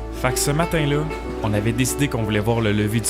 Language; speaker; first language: French; native; French